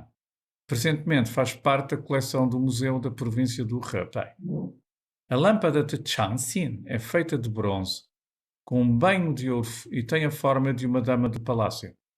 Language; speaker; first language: Portuguese; native; Portuguese